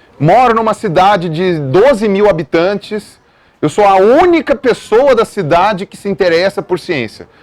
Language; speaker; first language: Portuguese; native; Portuguese